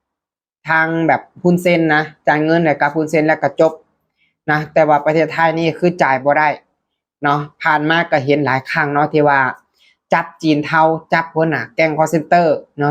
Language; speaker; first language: Thai; non-native, local second language; Lao